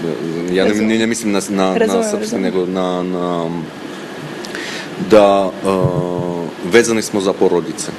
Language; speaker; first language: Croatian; non-native, fluent; Armenian